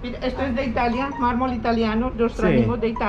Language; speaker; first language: Spanish; native; Spanish